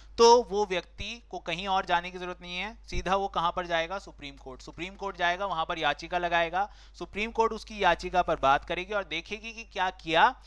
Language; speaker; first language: Hindi; native; Hindi